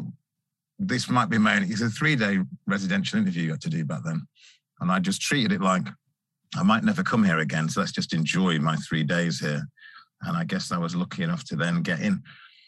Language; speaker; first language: English; native; English